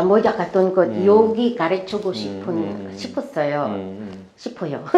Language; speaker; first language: Korean; non-native, learner; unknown